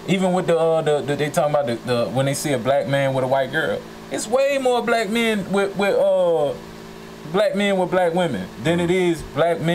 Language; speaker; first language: English; native; English